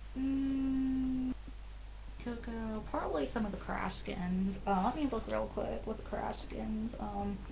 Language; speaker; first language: English; native; English